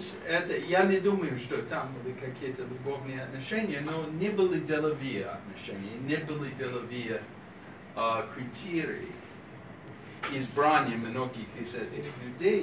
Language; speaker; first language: Russian; non-native, fluent; English